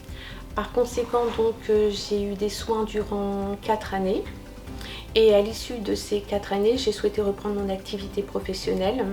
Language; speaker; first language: French; native; French